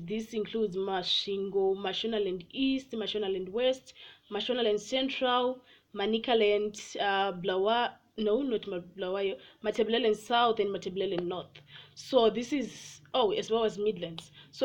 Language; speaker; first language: English; non-native, local second language; Shona